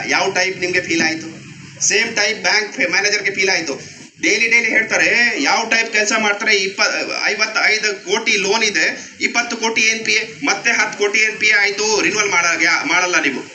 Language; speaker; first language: Kannada; non-native, learner; Hindi